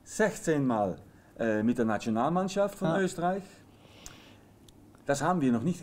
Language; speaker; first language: German; non-native, learner; Dutch